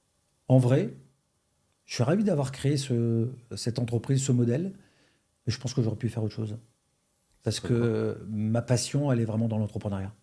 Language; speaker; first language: French; native; French